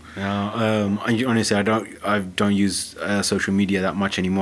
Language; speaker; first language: English; early bilingual, other home language; Punjabi